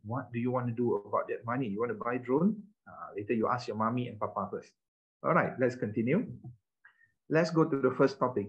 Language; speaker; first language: English; non-native, local second language; Malay